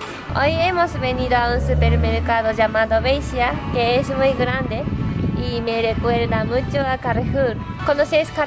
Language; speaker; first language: Spanish; non-native, learner; Japanese